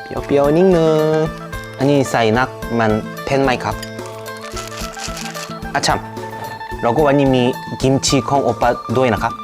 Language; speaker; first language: Thai; non-native, fluent; Korean